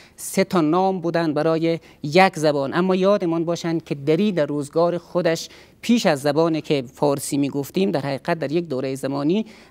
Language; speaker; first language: Persian; native; Persian